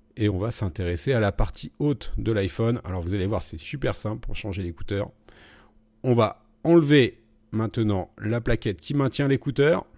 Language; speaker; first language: French; native; French